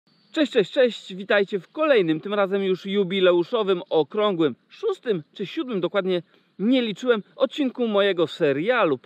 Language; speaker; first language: Polish; native; Polish